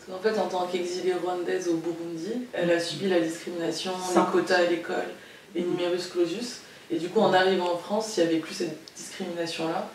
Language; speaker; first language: French; early bilingual, other home language; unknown